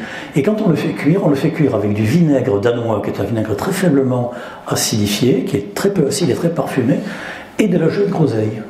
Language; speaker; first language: French; native; French